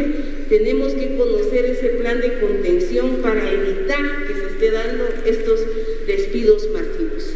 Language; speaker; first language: Spanish; native; Spanish